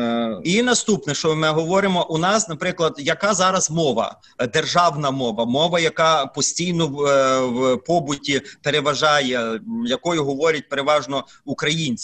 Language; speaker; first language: Ukrainian; native; Ukrainian